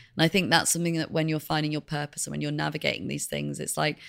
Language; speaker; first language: English; native; English